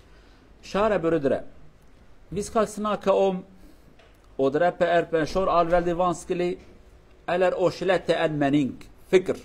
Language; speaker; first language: Norwegian; non-native, fluent; Kurdish